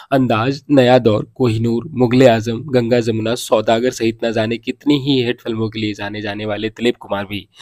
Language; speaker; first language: Hindi; native; Hindi